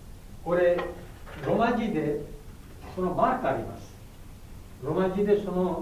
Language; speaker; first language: Japanese; non-native, fluent; Bangla